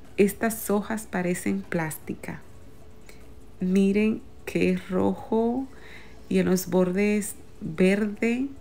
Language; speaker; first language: Spanish; native; Spanish